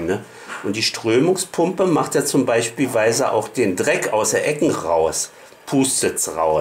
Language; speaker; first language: German; native; German